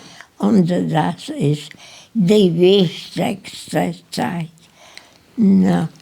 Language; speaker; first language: German; non-native, learner; Polish